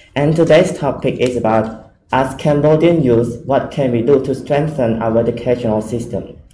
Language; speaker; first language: English; non-native, fluent; Khmer